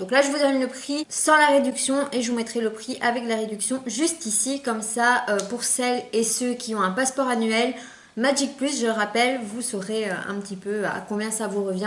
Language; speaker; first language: French; native; French